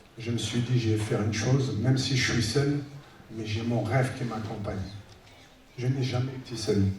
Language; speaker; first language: French; early bilingual, other home language; Tachelhit